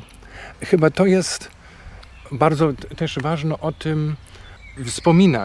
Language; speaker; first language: Polish; non-native, fluent; German